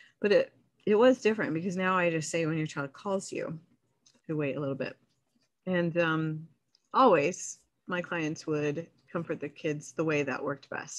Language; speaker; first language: English; native; English